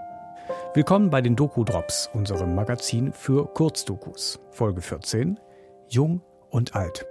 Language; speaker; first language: German; native; German